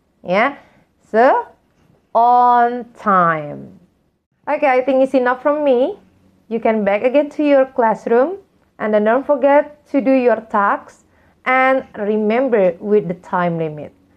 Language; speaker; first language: English; non-native, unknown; Indonesian